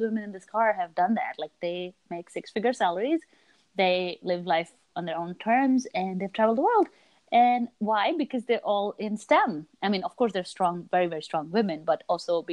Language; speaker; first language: English; non-native, local second language; Hindi